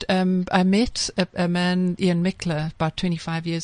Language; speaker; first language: English; native; English